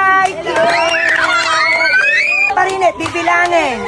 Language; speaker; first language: Filipino; native; Filipino